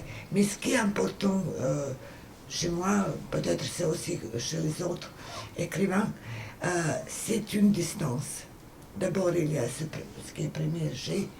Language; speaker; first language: French; non-native, fluent; Serbian